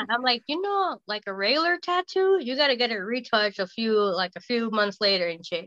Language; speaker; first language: English; early bilingual, other home language; Spanish